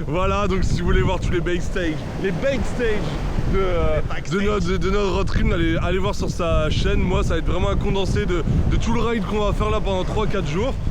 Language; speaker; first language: French; native; French